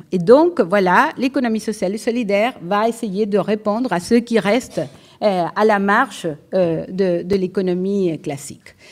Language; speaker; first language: French; non-native, fluent; Spanish